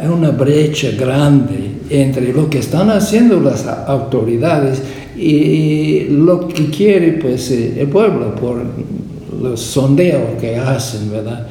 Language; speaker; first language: Spanish; non-native, fluent; English